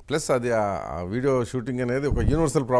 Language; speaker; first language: Telugu; native; Telugu